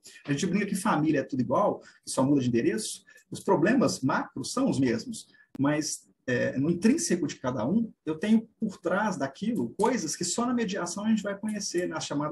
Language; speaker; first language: Portuguese; native; Portuguese